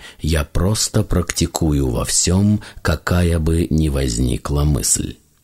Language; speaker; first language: Russian; native; Russian